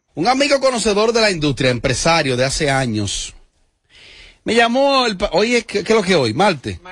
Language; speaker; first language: Spanish; native; Spanish